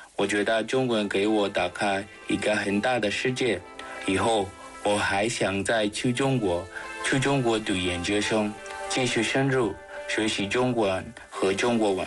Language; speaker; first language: Chinese; non-native, fluent; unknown